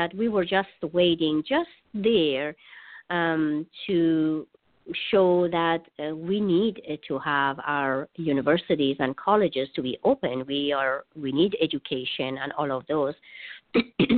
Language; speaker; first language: English; non-native, fluent; Persian